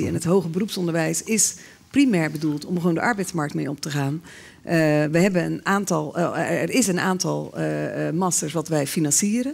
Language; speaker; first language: Dutch; native; Dutch